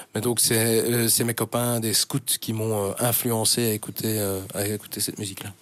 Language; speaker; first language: French; native; French